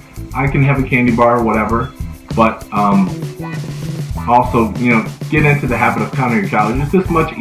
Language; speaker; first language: English; native; English